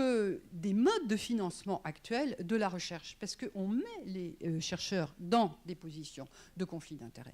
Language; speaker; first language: French; native; French